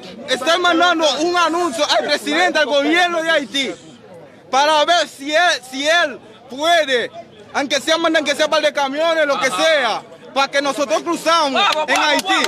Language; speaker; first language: Spanish; non-native, learner; Haitian Creole